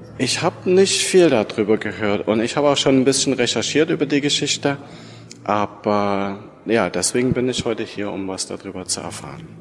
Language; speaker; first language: German; native; German